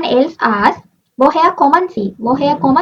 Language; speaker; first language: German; non-native, learner; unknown